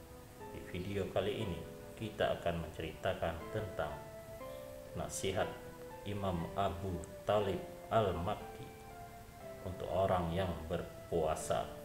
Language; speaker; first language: Indonesian; native; Indonesian